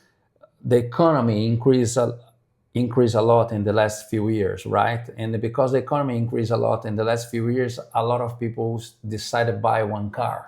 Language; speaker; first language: English; non-native, fluent; Portuguese